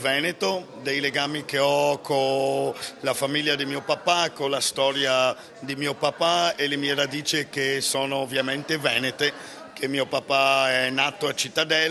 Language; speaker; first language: Italian; early bilingual, heritage; Italian